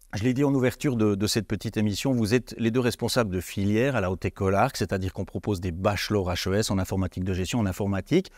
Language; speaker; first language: French; native; French